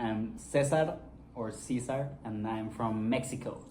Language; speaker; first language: English; non-native, fluent; Spanish